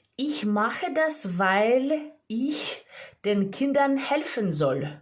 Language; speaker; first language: German; non-native, fluent; Ukrainian